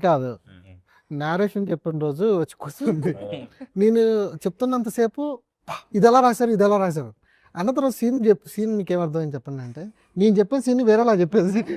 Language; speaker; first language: Telugu; native; Telugu